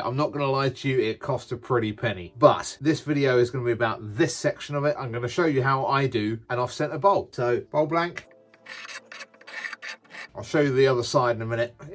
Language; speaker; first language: English; native; English